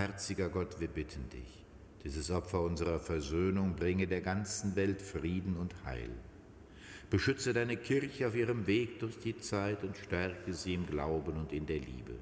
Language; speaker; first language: German; native; German